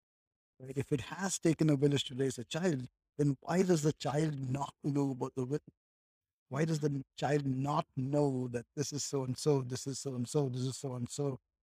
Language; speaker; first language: English; native; English